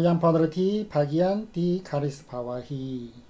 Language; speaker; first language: Indonesian; non-native, fluent; Korean